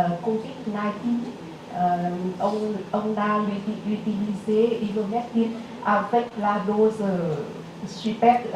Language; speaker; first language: French; non-native, learner; Vietnamese